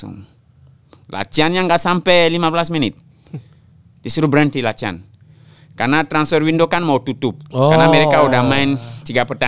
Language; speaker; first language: Indonesian; non-native, local second language; French